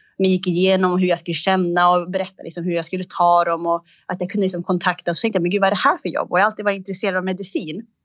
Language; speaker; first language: Swedish; early bilingual, other home language; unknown